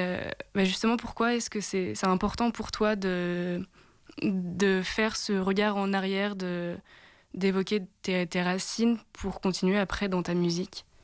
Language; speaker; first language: French; native; French